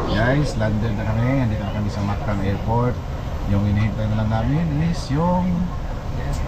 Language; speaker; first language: Filipino; non-native, local second language; Cebuano